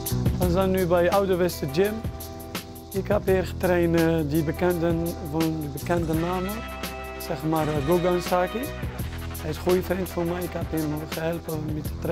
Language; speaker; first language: Dutch; non-native, fluent; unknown